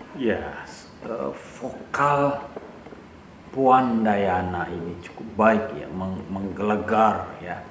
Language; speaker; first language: Indonesian; native; Indonesian